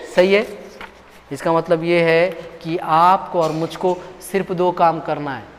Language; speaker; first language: Hindi; non-native, local second language; Telugu